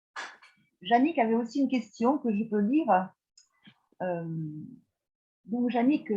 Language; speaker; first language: French; native; French